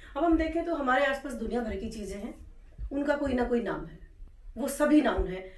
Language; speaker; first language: Hindi; native; Hindi